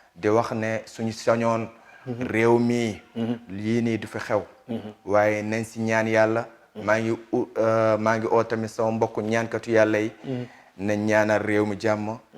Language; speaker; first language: Wolof; non-native, local second language; Fula